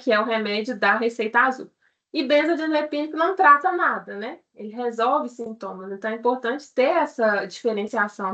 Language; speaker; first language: Portuguese; native; Portuguese